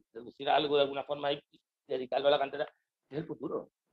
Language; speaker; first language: Spanish; native; Spanish